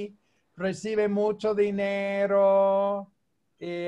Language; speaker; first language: Spanish; non-native, fluent; English